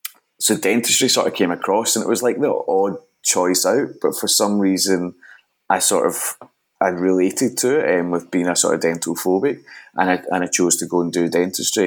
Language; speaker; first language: English; native; English